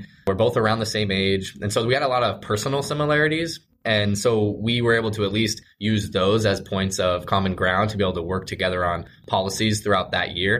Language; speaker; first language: English; native; English